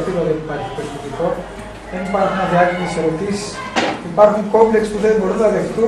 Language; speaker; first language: Greek; native; Greek